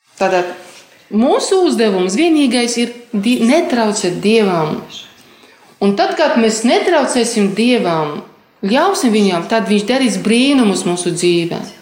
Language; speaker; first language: Latvian; non-native, fluent; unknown